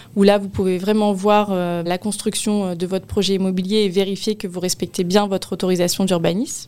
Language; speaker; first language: French; native; French